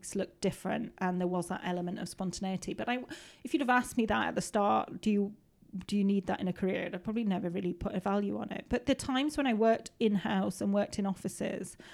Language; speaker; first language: English; native; English